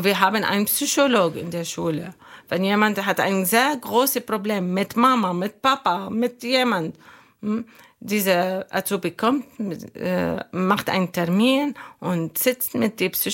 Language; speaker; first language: German; non-native, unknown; Arabic